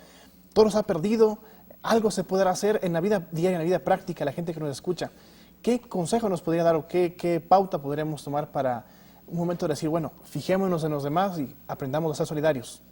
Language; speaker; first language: Spanish; native; Spanish